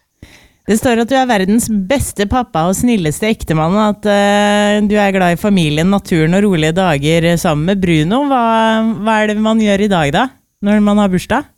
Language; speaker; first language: Norwegian; native; Norwegian